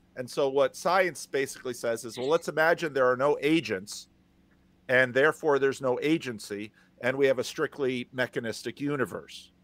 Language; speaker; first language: English; native; English